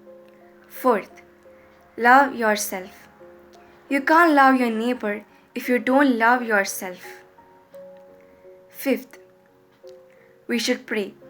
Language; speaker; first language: English; non-native, local second language; Malayalam